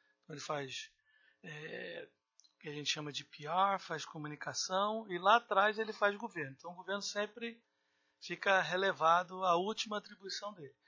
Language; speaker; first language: Portuguese; native; Portuguese